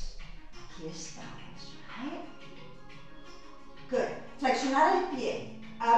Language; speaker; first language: Spanish; non-native, fluent; English